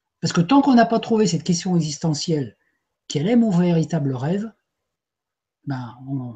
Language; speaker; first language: French; native; French